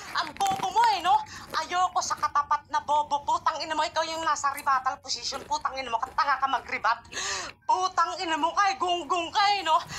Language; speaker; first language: Filipino; non-native, local second language; Hiligaynon